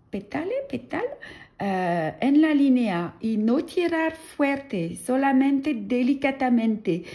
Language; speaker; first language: Spanish; non-native, learner; French